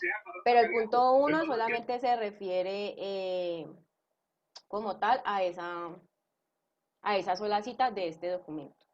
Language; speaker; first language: Spanish; native; Spanish